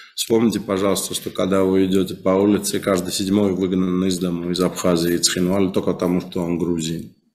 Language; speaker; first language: Russian; non-native, local second language; Georgian